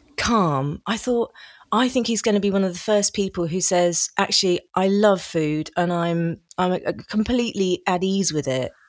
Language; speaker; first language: English; native; English